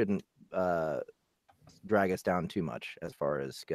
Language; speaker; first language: English; native; English